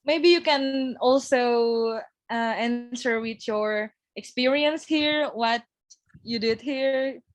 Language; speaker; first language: English; non-native, fluent; Indonesian